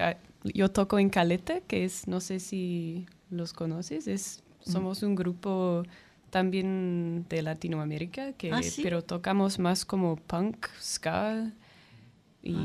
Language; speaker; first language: Spanish; non-native, fluent; English